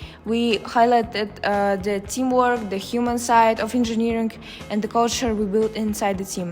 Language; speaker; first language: English; non-native, fluent; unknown